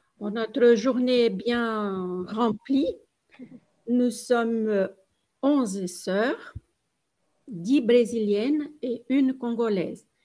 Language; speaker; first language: French; non-native, fluent; Portuguese